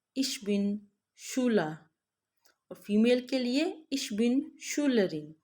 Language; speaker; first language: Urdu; native; Urdu